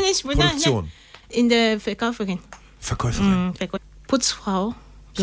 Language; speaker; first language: German; non-native, learner; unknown